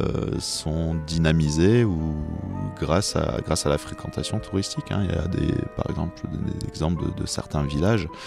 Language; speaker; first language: French; native; French